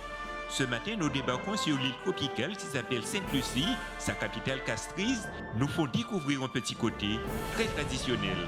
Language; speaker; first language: French; native; French